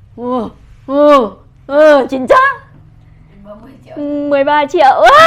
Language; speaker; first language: Korean; non-native, learner; Vietnamese